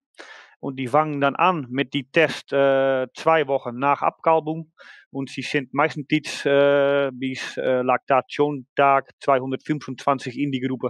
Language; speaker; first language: German; non-native, learner; Dutch